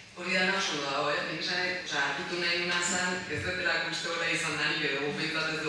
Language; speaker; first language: Basque; native; Basque